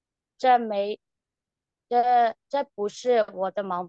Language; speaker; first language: Chinese; non-native, learner; Burmese